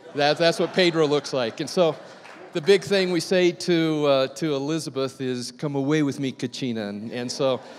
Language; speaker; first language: English; native; English